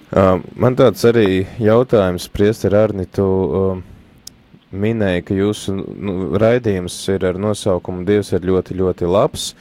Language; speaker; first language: Latvian; native; Latvian